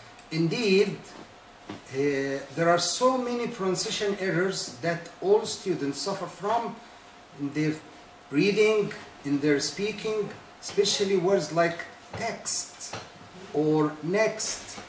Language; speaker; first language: English; non-native, fluent; Arabic